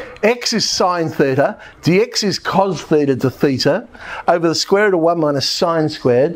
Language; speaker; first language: English; native; English